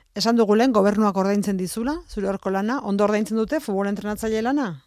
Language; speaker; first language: Basque; native; Basque